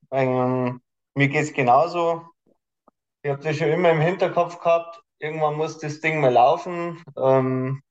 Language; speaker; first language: German; native; German